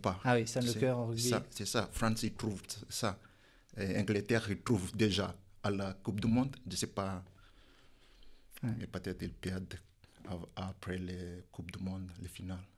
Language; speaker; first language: French; non-native, learner; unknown